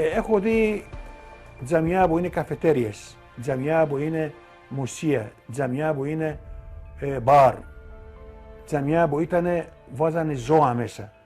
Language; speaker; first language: Greek; non-native, local second language; Turkish